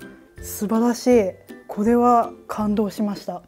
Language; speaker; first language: Japanese; native; Japanese